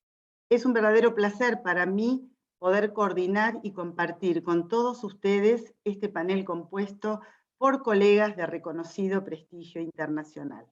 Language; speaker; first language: Spanish; native; Spanish